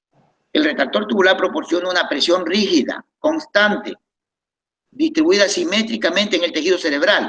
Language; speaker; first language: Spanish; native; Spanish